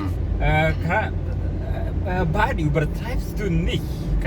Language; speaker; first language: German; non-native, learner; Indonesian